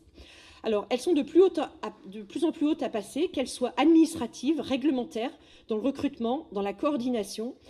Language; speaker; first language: French; native; French